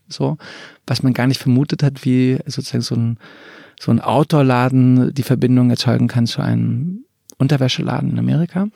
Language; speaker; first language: German; early bilingual, other home language; Croatian